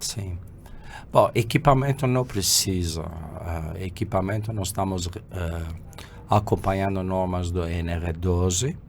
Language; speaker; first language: Portuguese; non-native, fluent; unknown